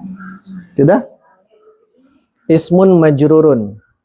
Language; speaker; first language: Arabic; non-native, fluent; Indonesian